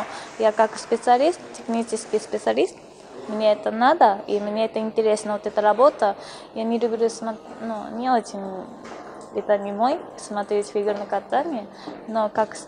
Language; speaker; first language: Russian; non-native, fluent; Japanese